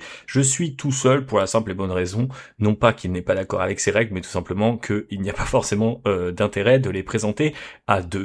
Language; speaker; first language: French; native; French